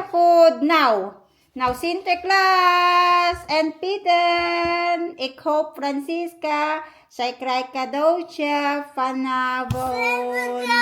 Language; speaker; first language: Dutch; non-native, learner; Filipino